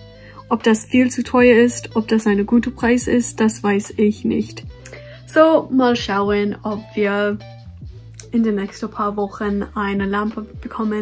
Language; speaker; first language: German; non-native, fluent; English